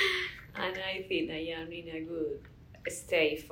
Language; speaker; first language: English; non-native, learner; Spanish